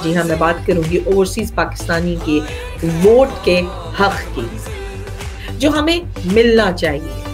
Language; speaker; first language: Urdu; native; Urdu